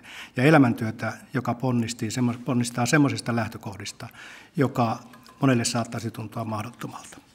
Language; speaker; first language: Finnish; native; Finnish